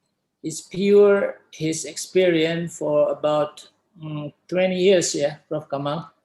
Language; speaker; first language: English; non-native, fluent; Indonesian